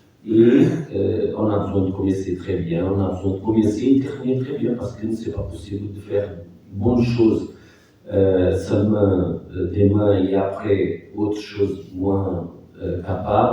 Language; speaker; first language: French; non-native, fluent; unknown